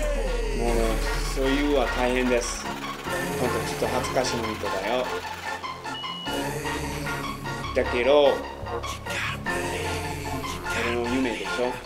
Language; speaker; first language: Japanese; non-native, learner; English